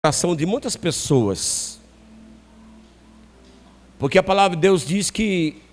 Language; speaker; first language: Portuguese; native; Portuguese